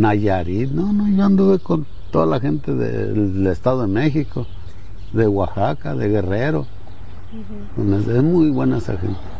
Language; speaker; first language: Spanish; native; Spanish